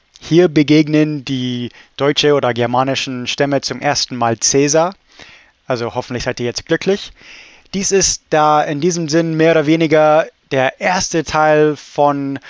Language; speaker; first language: German; non-native, fluent; English